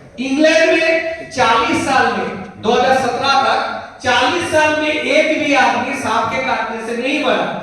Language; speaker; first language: Hindi; non-native, local second language; Bangla